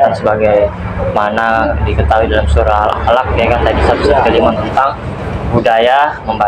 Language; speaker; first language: Indonesian; native; Indonesian